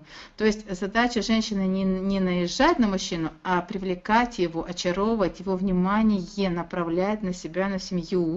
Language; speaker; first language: Russian; native; Russian